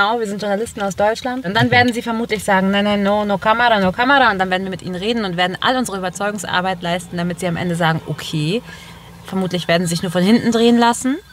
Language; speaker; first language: German; native; German